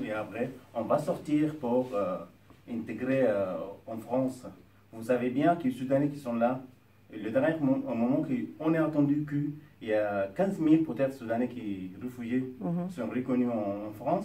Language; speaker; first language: French; non-native, learner; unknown